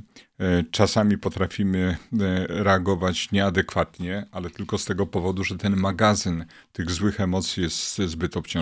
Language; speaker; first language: Polish; native; Polish